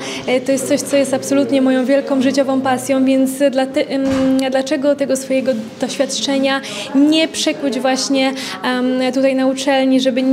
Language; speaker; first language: Polish; native; Polish